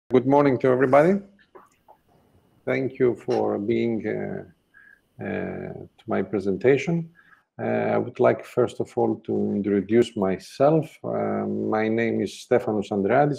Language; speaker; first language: English; non-native, fluent; Greek